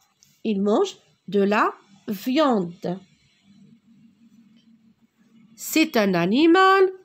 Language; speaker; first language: French; non-native, local second language; Arabic